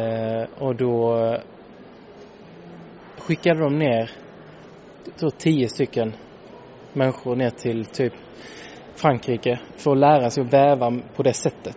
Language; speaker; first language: Swedish; native; Swedish